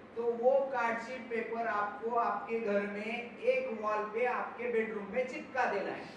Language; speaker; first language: Hindi; non-native, local second language; Marathi